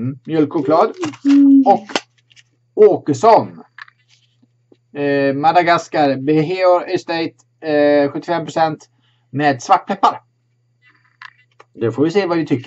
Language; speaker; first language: Swedish; native; Swedish